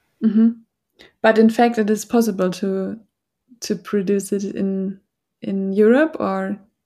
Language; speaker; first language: English; non-native, fluent; German